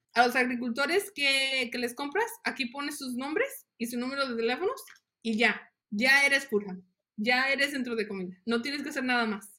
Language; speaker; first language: Spanish; early bilingual, heritage; Spanish